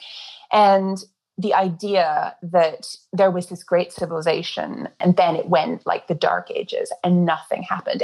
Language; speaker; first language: English; native; English